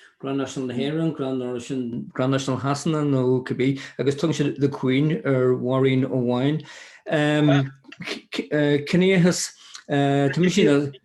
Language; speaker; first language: Irish; non-native, local second language; English